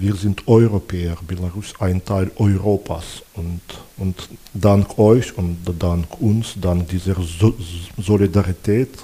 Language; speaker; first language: German; non-native, fluent; Belarusian